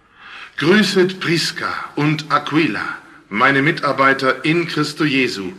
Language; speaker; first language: German; native; German